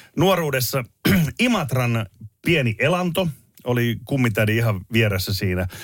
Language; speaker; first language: Finnish; native; Finnish